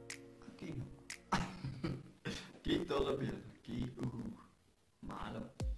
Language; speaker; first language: Spanish; non-native, learner; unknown